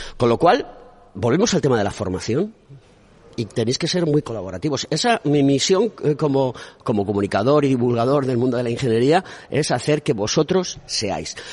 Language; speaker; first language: Spanish; native; Spanish